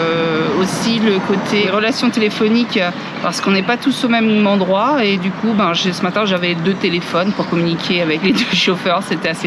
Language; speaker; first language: French; native; French